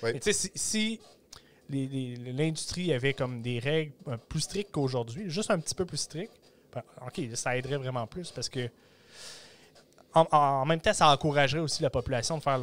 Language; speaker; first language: French; native; French